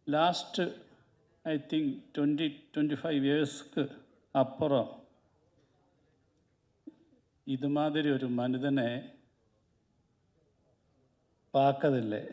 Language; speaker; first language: Tamil; non-native, learner; Malayalam